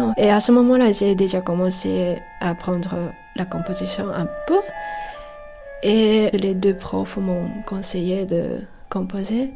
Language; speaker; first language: French; non-native, fluent; Japanese